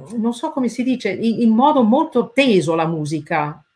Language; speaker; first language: Italian; non-native, fluent; English